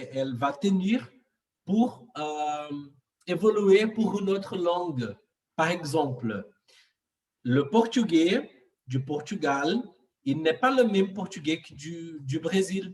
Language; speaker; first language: French; non-native, fluent; Portuguese